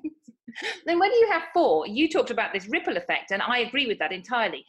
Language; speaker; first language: English; native; English